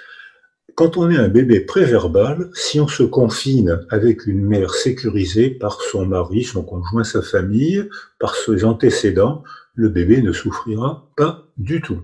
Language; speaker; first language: French; native; French